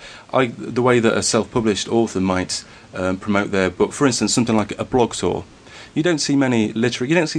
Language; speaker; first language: English; native; English